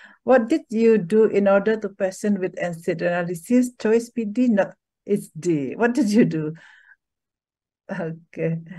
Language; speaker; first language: English; non-native, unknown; Indonesian